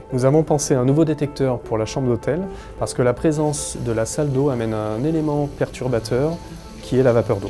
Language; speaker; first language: French; native; French